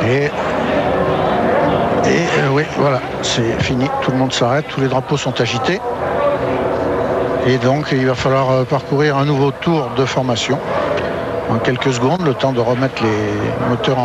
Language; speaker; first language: French; native; French